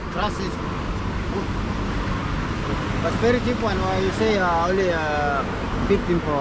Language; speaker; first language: English; non-native, learner; Indonesian